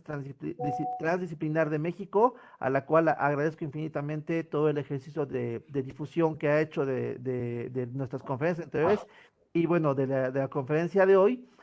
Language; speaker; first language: Spanish; native; Spanish